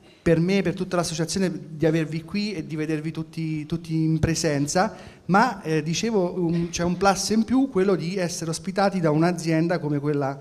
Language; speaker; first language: Italian; native; Italian